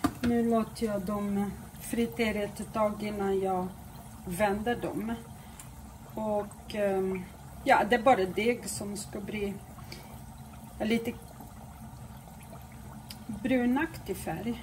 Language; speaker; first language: Swedish; non-native, fluent; Portuguese